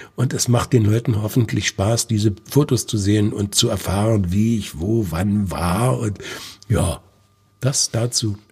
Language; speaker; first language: German; native; German